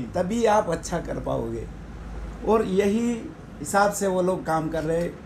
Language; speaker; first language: Hindi; non-native, local second language; Gujarati